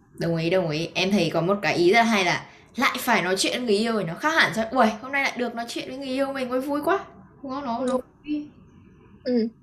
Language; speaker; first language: Vietnamese; native; Vietnamese